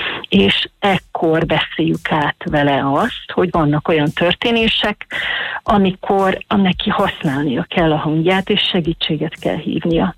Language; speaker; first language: Hungarian; native; Hungarian